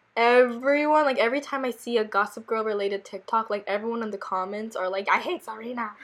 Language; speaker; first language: English; early bilingual, other home language; Korean